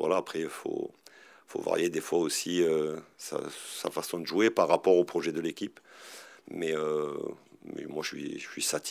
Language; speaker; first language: French; native; French